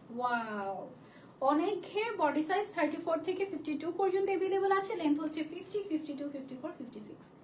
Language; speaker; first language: Bangla; native; Bangla